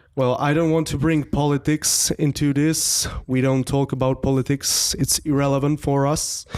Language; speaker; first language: English; non-native, fluent; Czech